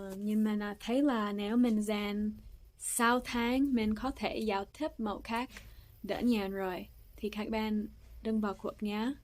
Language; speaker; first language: Vietnamese; non-native, fluent; English